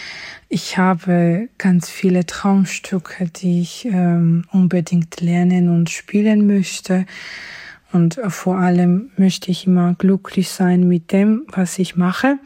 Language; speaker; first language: German; non-native, fluent; Georgian